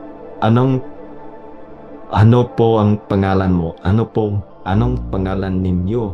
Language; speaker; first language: Filipino; non-native, learner; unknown